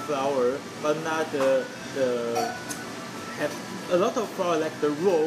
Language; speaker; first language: English; non-native, learner; Chinese